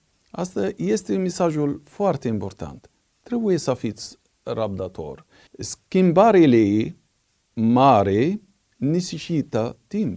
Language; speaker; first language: Romanian; non-native, fluent; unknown